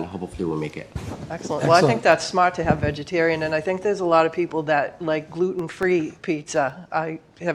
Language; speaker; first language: English; non-native, learner; Arabic